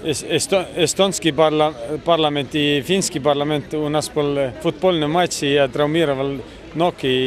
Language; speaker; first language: Russian; non-native, local second language; Estonian